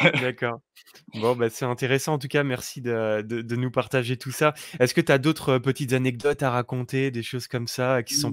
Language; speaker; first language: French; native; French